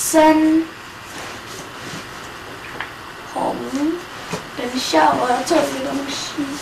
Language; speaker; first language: Chinese; early bilingual, heritage; Chinese